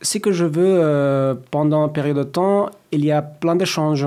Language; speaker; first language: French; non-native, learner; Persian